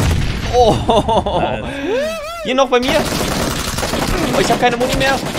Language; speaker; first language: German; native; German